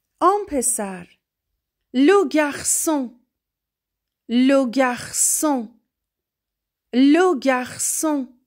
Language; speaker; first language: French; non-native, fluent; Persian